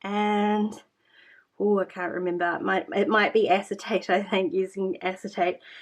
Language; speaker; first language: English; native; English